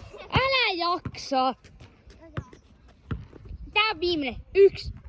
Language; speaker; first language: Finnish; native; Finnish